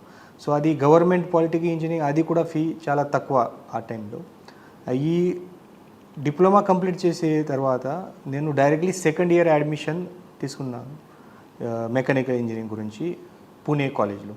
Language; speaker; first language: Telugu; non-native, fluent; Marathi